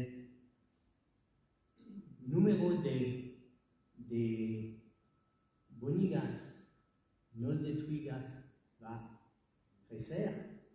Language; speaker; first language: Spanish; non-native, learner; French